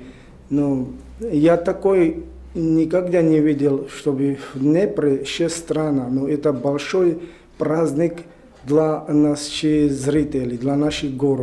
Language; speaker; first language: Russian; non-native, learner; Georgian